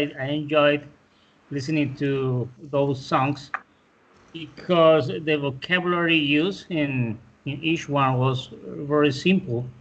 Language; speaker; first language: English; non-native, fluent; Spanish